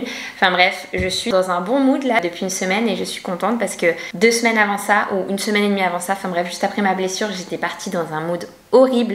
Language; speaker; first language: French; native; French